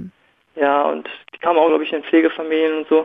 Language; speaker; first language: German; native; German